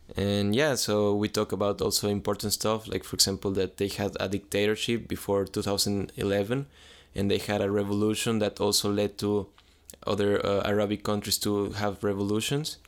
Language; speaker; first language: English; non-native, fluent; Spanish